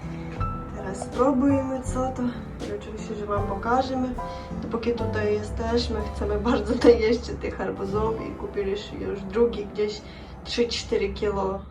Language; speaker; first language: Polish; non-native, learner; Russian